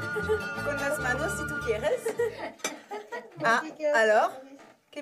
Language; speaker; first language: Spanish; non-native, learner; French